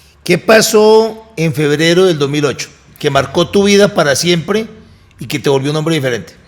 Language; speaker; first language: Spanish; native; Spanish